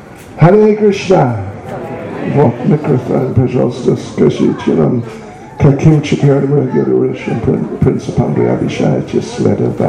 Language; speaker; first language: Russian; non-native, learner; English